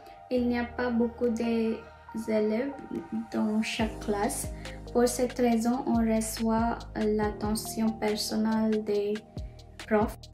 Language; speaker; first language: French; non-native, learner; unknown